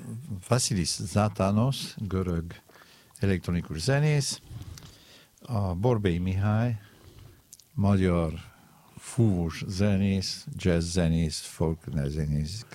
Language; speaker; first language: Hungarian; non-native, learner; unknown